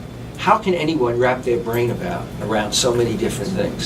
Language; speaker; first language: English; native; English